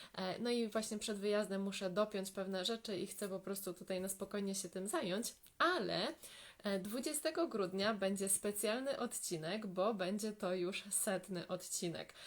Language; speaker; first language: Polish; native; Polish